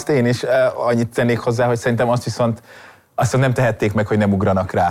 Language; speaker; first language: Hungarian; native; Hungarian